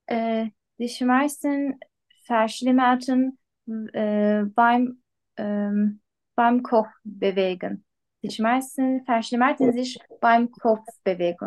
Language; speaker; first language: German; non-native, learner; Turkish